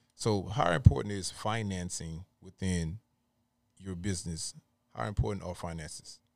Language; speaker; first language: English; native; English